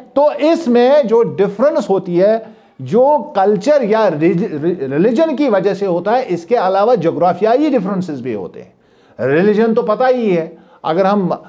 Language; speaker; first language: Urdu; non-native, local second language; Kashmiri